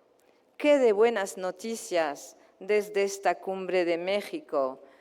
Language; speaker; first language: Spanish; native; Spanish